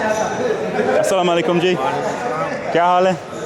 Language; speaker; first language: Hindi; non-native, learner; English